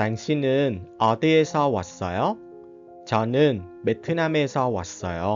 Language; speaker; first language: Korean; non-native, learner; Vietnamese